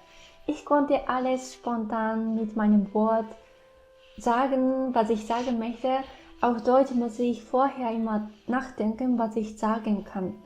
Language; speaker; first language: German; non-native, fluent; Japanese